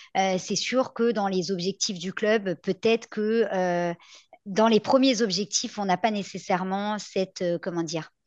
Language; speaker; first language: French; native; French